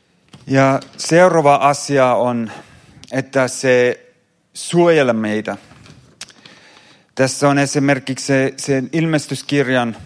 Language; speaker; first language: Finnish; non-native, fluent; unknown